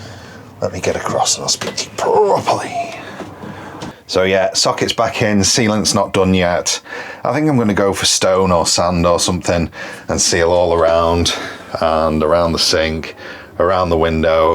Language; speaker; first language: English; native; English